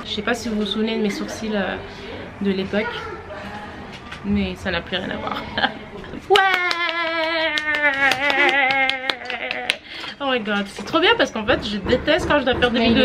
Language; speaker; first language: French; native; French